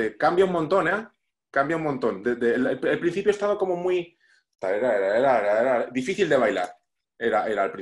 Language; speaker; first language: Spanish; native; Spanish